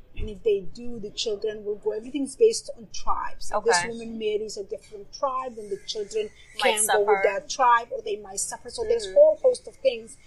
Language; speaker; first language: English; non-native, fluent; Somali